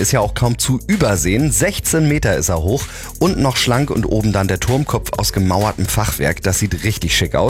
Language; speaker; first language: German; native; German